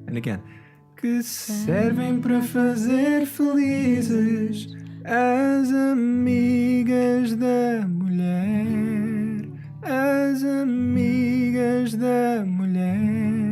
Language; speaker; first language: Portuguese; non-native, fluent; English